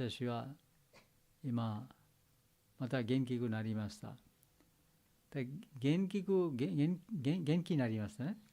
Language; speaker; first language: Japanese; non-native, learner; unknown